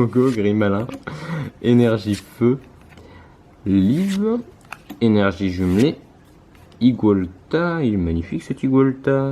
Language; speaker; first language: French; native; French